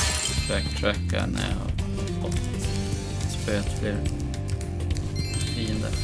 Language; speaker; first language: Swedish; native; Swedish